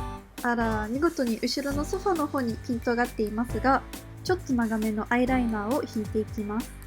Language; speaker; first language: Japanese; native; Japanese